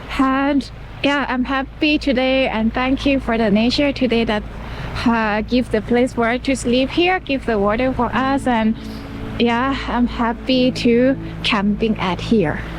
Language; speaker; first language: English; non-native, learner; Thai